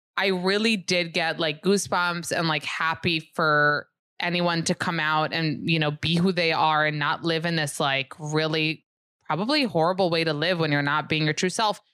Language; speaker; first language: English; early bilingual, other home language; Hebrew